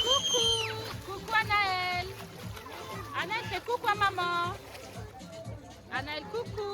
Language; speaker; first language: French; native; French